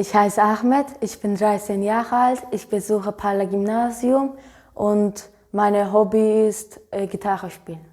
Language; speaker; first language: German; early bilingual, other home language; Turkish